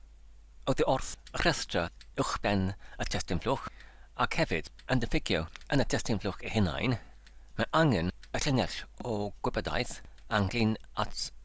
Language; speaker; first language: Welsh; non-native, local second language; English